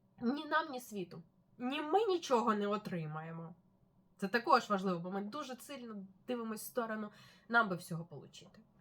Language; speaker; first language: Ukrainian; non-native, local second language; Russian